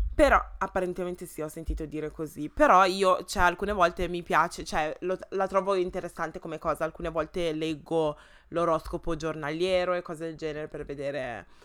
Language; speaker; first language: Italian; early bilingual, other home language; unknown